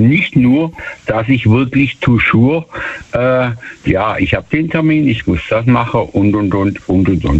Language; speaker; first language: German; native; German